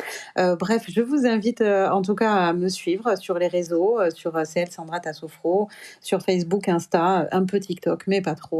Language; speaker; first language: French; native; French